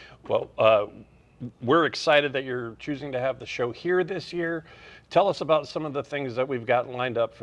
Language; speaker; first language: English; native; English